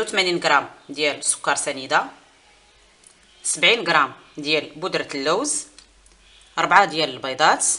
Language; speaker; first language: Arabic; native; Arabic